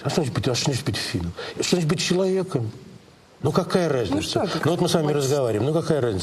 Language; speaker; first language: Russian; native; Russian